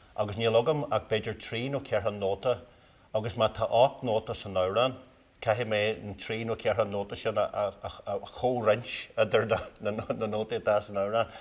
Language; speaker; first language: Irish; native; Irish